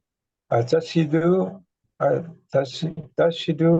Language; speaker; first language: Arabic; non-native, learner; Indonesian